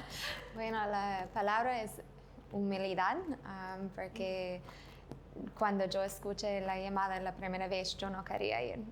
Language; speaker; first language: Spanish; non-native, learner; English